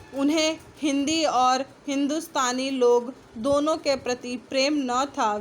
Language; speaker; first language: Hindi; native; Hindi